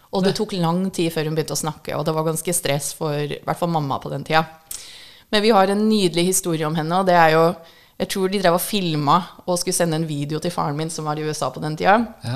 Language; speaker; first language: Norwegian; early bilingual, other home language; English